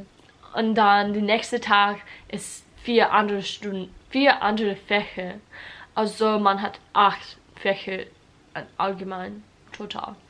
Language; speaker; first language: German; non-native, learner; English